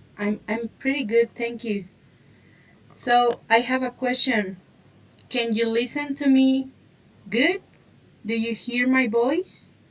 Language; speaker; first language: English; non-native, fluent; Spanish